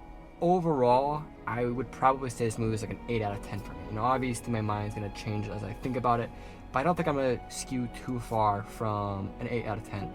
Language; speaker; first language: English; native; English